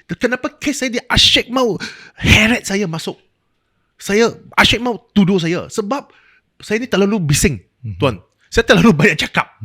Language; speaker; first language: Malay; non-native, local second language; Chinese